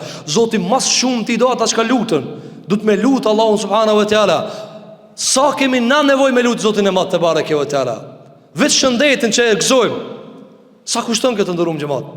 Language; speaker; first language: Albanian; native; Albanian